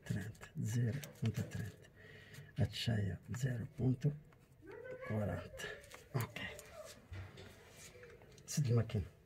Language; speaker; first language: Italian; non-native, fluent; Arabic